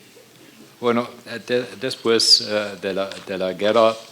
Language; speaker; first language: Spanish; non-native, fluent; German